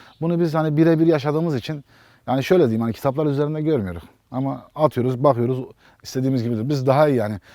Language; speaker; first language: Turkish; native; Turkish